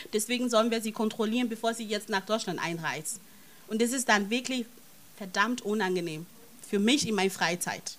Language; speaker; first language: German; non-native, fluent; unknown